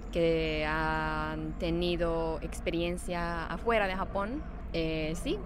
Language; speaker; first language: Spanish; non-native, fluent; Japanese